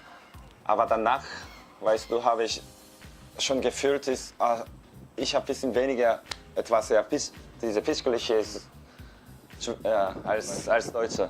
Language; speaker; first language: German; non-native, learner; Korean